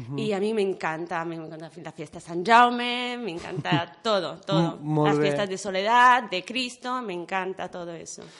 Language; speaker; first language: Spanish; non-native, fluent; Ukrainian